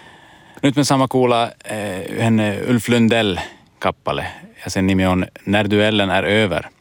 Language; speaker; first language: Finnish; early bilingual, heritage; Swedish